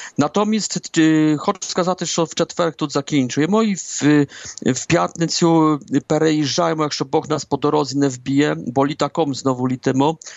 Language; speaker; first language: Ukrainian; early bilingual, heritage; Ukrainian